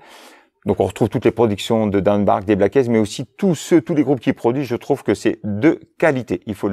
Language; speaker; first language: French; native; French